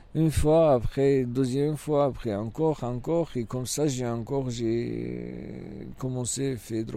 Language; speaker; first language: French; non-native, learner; Kurdish